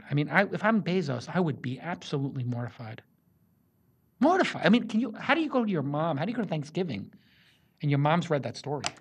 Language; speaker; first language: English; native; English